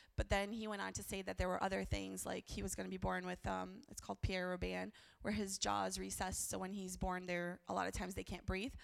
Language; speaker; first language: English; early bilingual, other home language; Portuguese